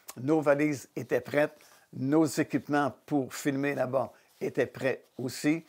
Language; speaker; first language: French; native; French